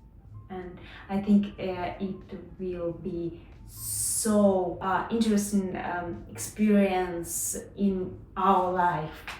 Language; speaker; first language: English; non-native, learner; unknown